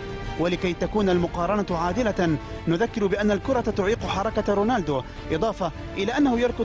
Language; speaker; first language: Arabic; native; Arabic